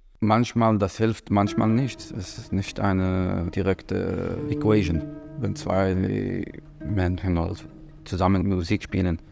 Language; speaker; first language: German; non-native, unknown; Arabic